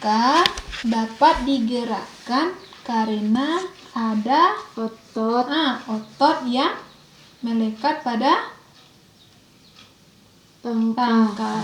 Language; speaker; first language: Indonesian; native; Indonesian